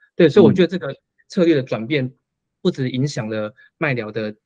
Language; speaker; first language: Chinese; native; Chinese